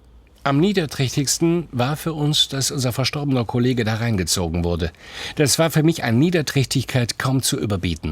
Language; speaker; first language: German; native; German